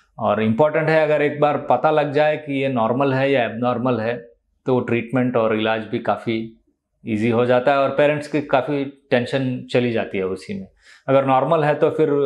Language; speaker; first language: Hindi; non-native, local second language; Telugu